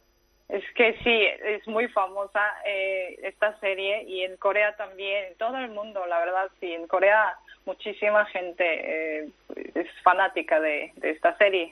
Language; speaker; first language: Spanish; non-native, fluent; Korean